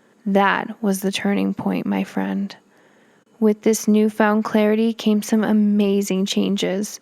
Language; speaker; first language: English; native; English